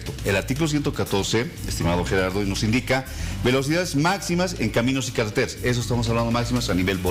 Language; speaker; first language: Spanish; native; Spanish